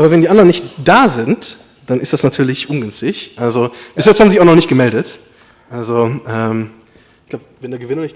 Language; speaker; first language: German; native; German